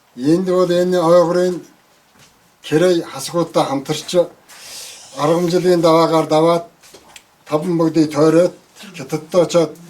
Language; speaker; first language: Mongolian; non-native, local second language; Tuvinian